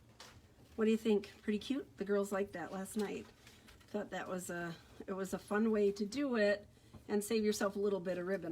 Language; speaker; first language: English; native; English